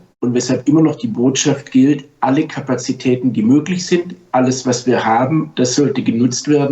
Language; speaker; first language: German; native; German